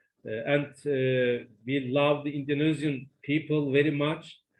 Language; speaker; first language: English; non-native, learner; Turkish